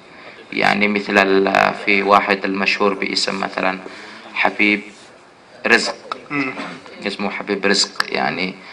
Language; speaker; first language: Arabic; non-native, fluent; Indonesian